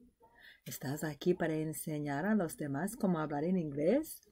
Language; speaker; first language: Spanish; non-native, fluent; English